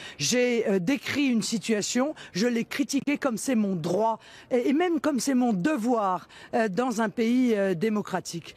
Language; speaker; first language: French; native; French